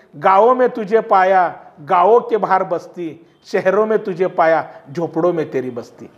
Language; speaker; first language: Hindi; non-native, local second language; Marathi